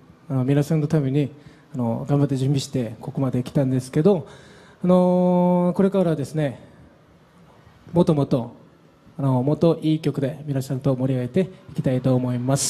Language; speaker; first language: Japanese; non-native, fluent; Korean